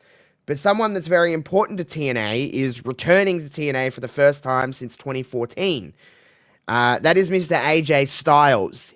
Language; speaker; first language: English; native; English